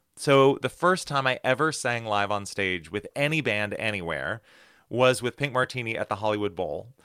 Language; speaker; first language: English; native; English